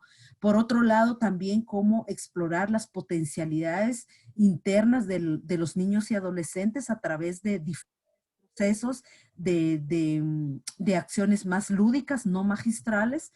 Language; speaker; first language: Spanish; native; Spanish